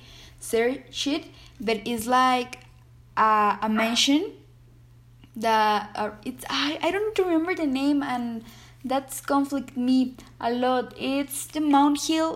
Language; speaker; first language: English; non-native, learner; Spanish